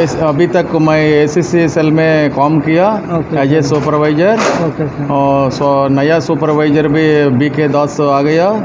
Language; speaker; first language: Hindi; non-native, local second language; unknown